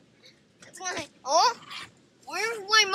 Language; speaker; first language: Spanish; early bilingual, heritage; English